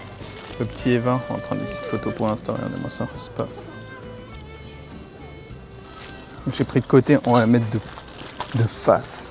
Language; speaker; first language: French; native; French